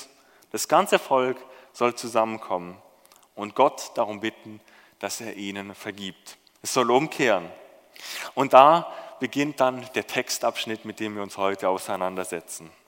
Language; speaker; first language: German; native; German